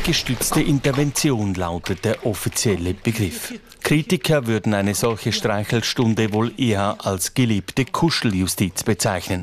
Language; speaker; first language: German; native; German